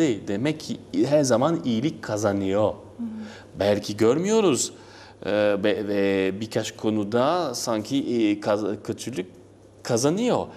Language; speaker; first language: Turkish; non-native, learner; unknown